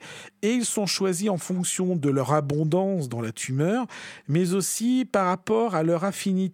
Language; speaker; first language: French; native; French